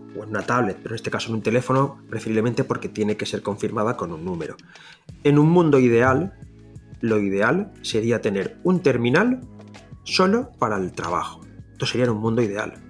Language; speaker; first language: Spanish; non-native, local second language; Catalan